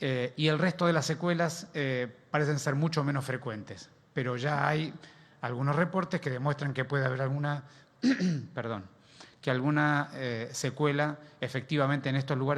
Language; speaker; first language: Spanish; native; Spanish